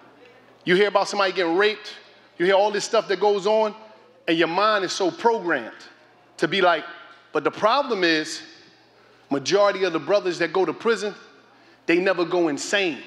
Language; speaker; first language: English; native; English